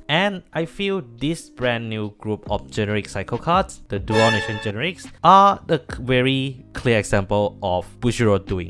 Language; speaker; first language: English; non-native, fluent; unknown